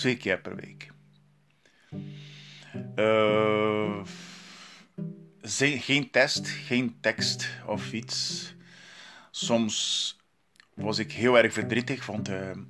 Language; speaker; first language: Dutch; non-native, learner; Portuguese